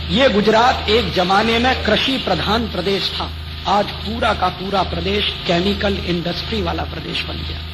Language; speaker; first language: Hindi; native; Hindi